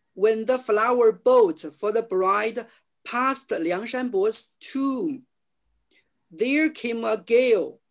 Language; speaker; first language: English; non-native, learner; Chinese